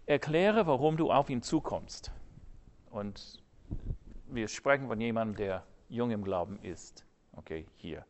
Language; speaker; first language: German; non-native, fluent; English